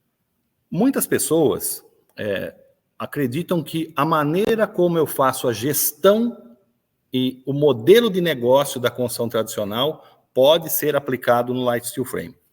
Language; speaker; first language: Portuguese; native; Portuguese